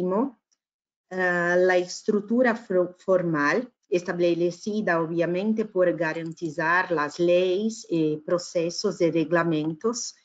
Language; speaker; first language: Spanish; non-native, fluent; Portuguese